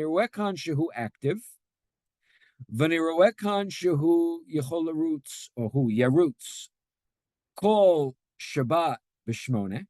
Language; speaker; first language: Hebrew; non-native, fluent; English